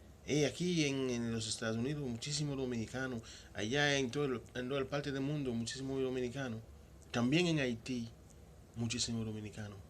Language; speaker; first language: Spanish; non-native, local second language; Haitian Creole